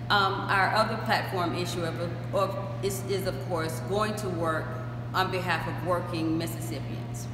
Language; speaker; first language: English; native; English